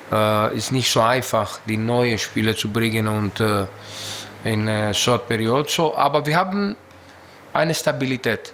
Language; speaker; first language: German; non-native, learner; Greek